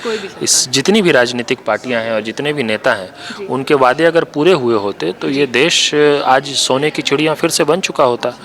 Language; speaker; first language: Hindi; native; Hindi